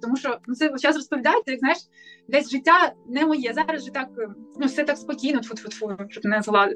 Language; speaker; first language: Ukrainian; native; Ukrainian